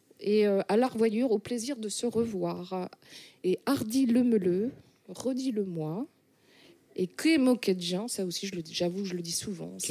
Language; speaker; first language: French; native; French